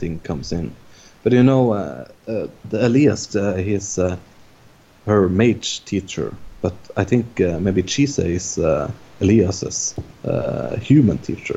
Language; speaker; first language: English; non-native, fluent; Norwegian